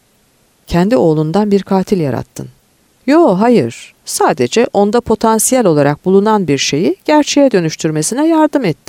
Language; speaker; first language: Turkish; native; Turkish